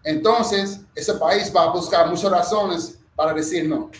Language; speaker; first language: Spanish; non-native, fluent; English